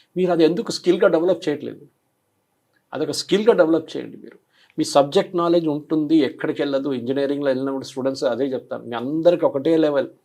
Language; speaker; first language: Telugu; non-native, local second language; Malayalam